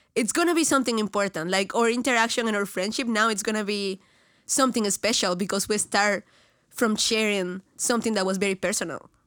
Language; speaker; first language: English; non-native, fluent; Spanish